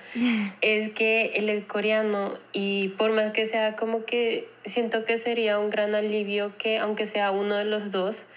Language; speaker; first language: Spanish; native; Spanish